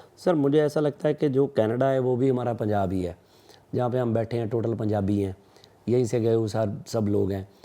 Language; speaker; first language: Hindi; non-native, local second language; Punjabi